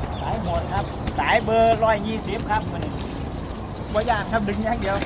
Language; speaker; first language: Thai; non-native, local second language; Northeastern Thai